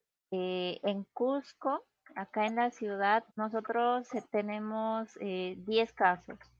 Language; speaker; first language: Spanish; native; Spanish